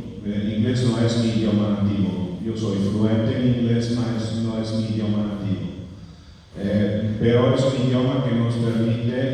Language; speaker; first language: Spanish; non-native, fluent; Italian